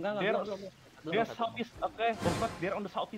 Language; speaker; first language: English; non-native, learner; Indonesian